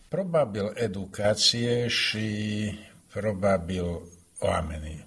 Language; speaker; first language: Romanian; non-native, fluent; Slovak